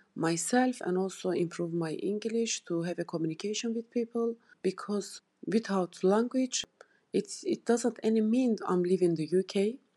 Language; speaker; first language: English; non-native, learner; Turkish